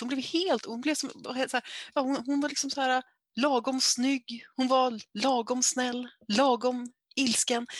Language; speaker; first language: Swedish; native; Swedish